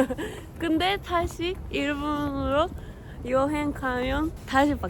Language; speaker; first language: Korean; non-native, fluent; Japanese